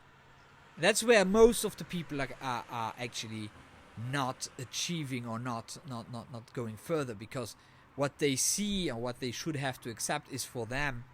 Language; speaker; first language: English; non-native, fluent; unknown